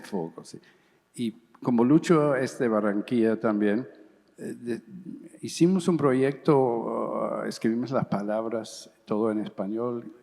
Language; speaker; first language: Spanish; early bilingual, heritage; English